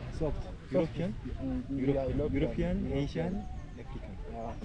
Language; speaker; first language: English; non-native, learner; Korean